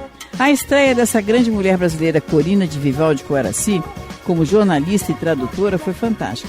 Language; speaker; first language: Portuguese; native; Portuguese